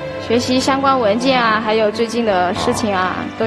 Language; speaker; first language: Chinese; native; Chinese